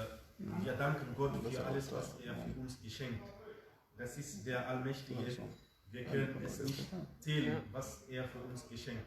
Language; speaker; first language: German; non-native, fluent; Fula